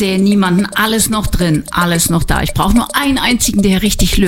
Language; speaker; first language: German; native; German